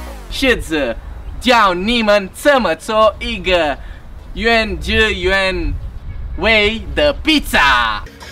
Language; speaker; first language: Chinese; non-native, learner; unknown